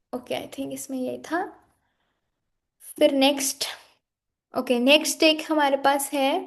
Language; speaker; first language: Hindi; native; Hindi